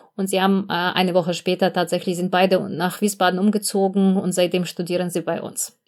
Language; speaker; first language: German; non-native, fluent; Russian